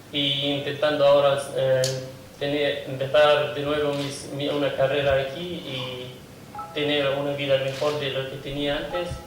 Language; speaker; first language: Spanish; non-native, fluent; Kurdish